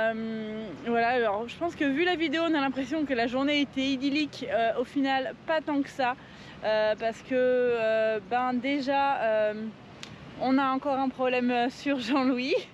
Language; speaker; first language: French; native; French